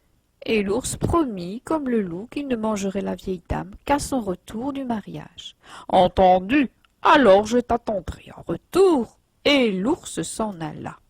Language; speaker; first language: French; native; French